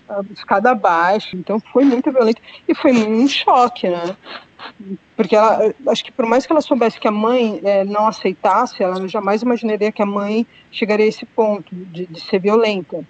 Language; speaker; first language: Portuguese; native; Portuguese